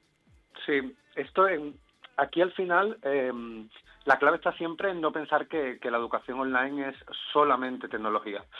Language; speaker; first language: Spanish; native; Spanish